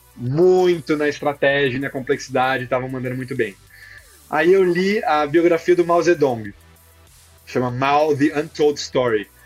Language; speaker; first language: Portuguese; native; Portuguese